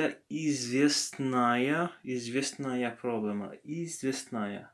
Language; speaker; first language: Russian; non-native, learner; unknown